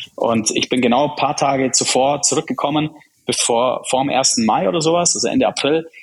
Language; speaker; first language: German; early bilingual, other home language; Czech